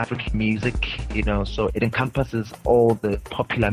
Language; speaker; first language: English; non-native, local second language; Zulu